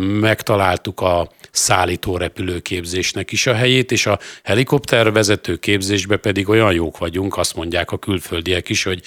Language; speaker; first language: Hungarian; native; Hungarian